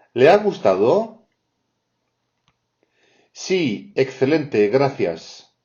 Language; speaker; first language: Spanish; non-native, fluent; French